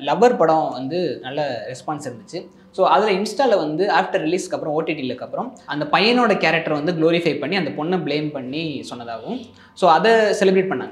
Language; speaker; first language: Tamil; native; Tamil